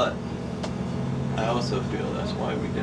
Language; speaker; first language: English; native; English